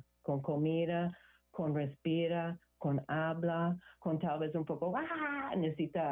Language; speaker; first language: Spanish; non-native, learner; English